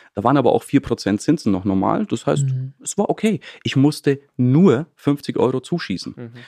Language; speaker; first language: German; native; German